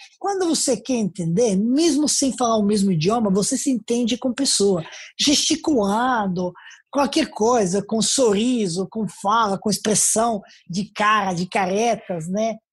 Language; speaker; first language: Portuguese; non-native, fluent; Serbian